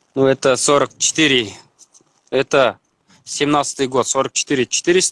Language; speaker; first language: Russian; non-native, local second language; Kazakh